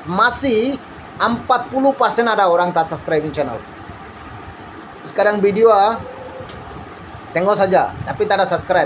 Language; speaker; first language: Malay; non-native, learner; Bangla